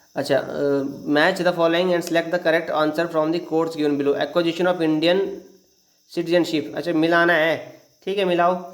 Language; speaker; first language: Hindi; native; Hindi